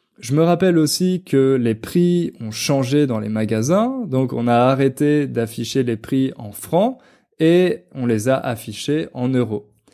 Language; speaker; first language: French; native; French